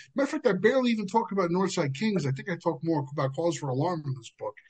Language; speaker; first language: English; native; English